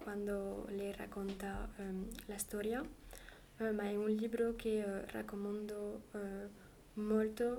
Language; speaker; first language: Italian; non-native, learner; French